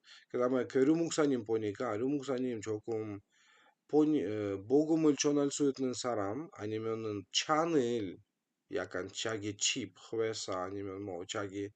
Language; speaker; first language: Korean; non-native, fluent; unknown